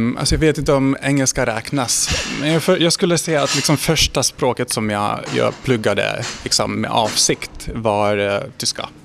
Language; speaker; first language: Swedish; non-native, fluent; Hungarian